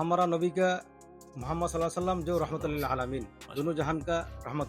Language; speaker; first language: Hindi; non-native, fluent; Bangla